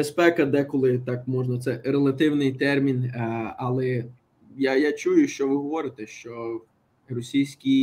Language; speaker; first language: Ukrainian; early bilingual, heritage; Ukrainian